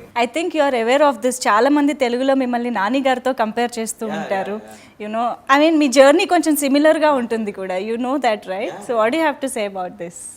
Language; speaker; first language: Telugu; native; Telugu